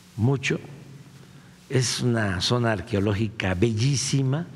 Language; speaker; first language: Spanish; native; Spanish